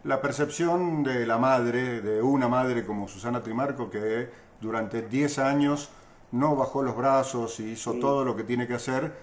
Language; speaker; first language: Spanish; native; Spanish